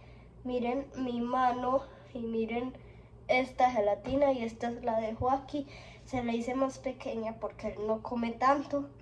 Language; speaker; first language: Spanish; native; Spanish